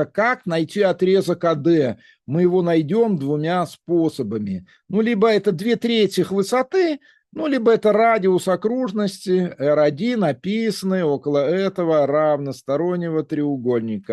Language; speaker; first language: Russian; native; Russian